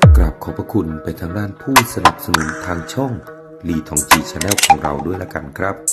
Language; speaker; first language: Thai; non-native, local second language; Northern Khmer